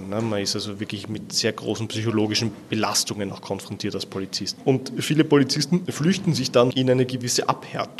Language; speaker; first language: German; native; German